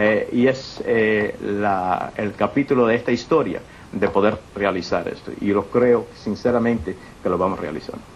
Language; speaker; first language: Spanish; early bilingual, heritage; Spanish